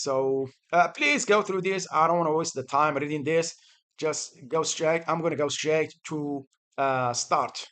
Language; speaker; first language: English; non-native, fluent; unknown